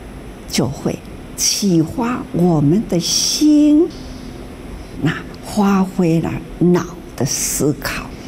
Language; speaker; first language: Chinese; native; Chinese